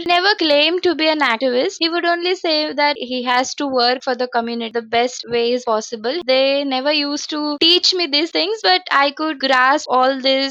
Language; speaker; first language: English; non-native, local second language; Marathi